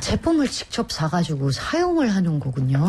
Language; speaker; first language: Korean; native; Korean